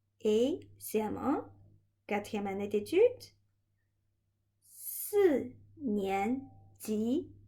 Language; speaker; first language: French; non-native, fluent; Chinese